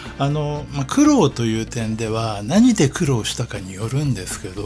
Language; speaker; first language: Japanese; native; Japanese